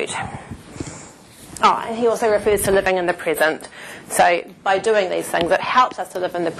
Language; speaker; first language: English; native; English